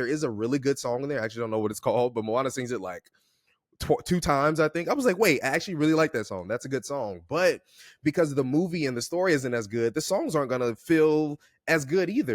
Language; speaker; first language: English; native; English